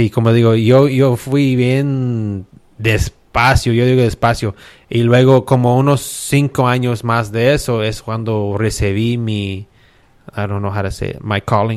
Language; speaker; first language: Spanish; early bilingual, heritage; Spanish